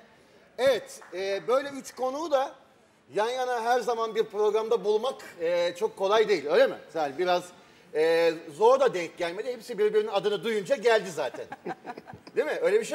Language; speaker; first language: Turkish; native; Turkish